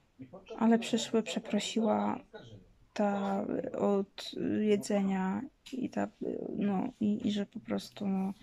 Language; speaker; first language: Polish; native; Polish